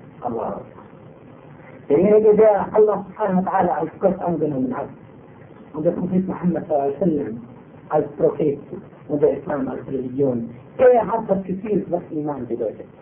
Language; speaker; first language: German; non-native, fluent; Arabic